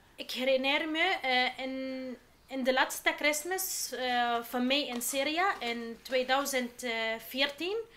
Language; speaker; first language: Dutch; non-native, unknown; Arabic